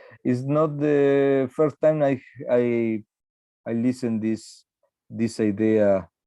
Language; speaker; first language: English; non-native, learner; Spanish